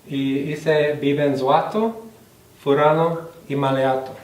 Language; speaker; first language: Spanish; non-native, fluent; English